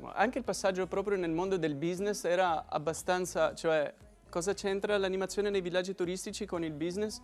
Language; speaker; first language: Italian; non-native, fluent; Arabic